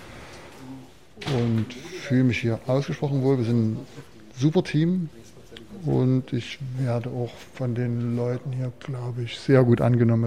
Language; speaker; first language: German; native; German